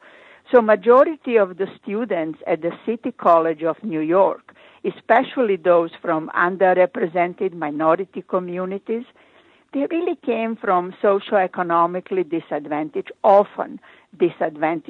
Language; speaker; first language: English; non-native, fluent; Croatian